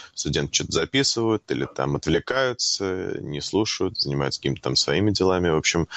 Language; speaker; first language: Russian; native; Russian